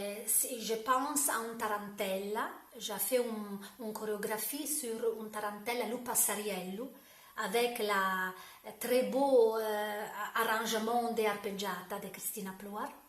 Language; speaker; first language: French; non-native, learner; Italian